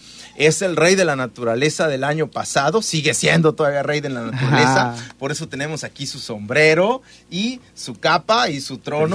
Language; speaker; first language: Spanish; native; Spanish